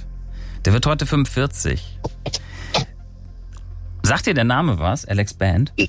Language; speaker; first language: German; native; German